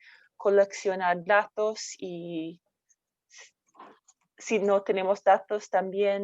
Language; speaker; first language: Spanish; non-native, fluent; English